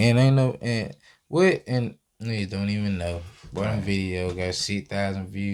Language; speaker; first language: English; native; English